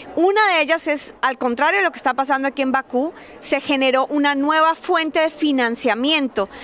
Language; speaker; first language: Spanish; native; Spanish